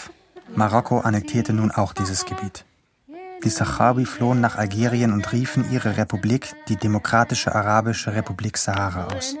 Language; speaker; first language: German; native; German